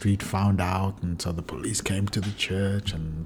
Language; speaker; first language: English; native; English